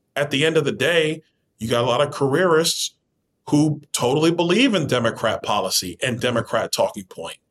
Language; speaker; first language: English; native; English